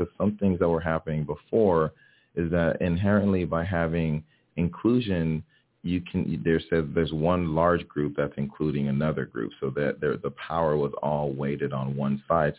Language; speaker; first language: English; early bilingual, other home language; Haitian Creole